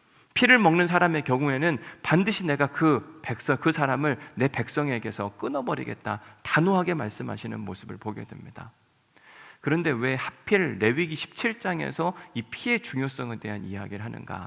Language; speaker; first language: Korean; native; Korean